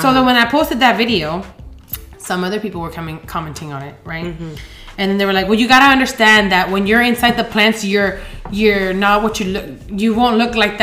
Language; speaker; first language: English; early bilingual, other home language; Spanish